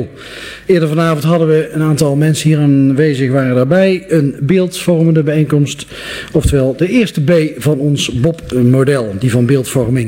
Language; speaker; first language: Dutch; native; Dutch